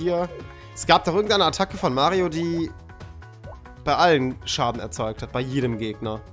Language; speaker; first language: German; native; German